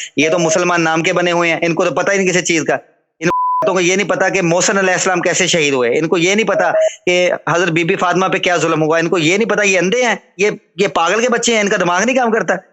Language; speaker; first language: Urdu; non-native, local second language; Punjabi